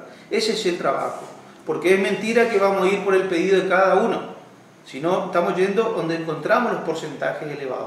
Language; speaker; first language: Spanish; native; Spanish